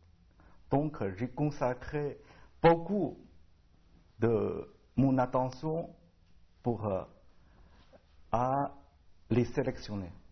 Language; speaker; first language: French; non-native, learner; Chinese